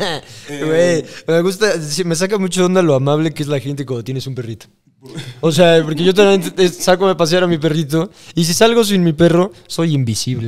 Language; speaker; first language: Spanish; native; Spanish